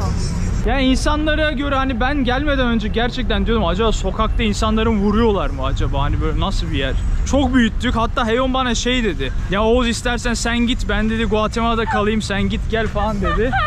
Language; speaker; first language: Turkish; native; Turkish